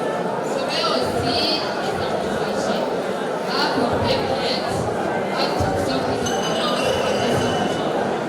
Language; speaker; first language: French; non-native, local second language; Rundi